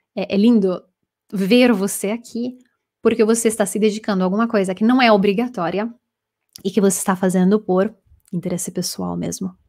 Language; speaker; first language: Portuguese; non-native, fluent; Italian